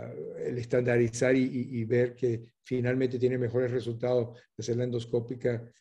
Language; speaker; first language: Spanish; native; Spanish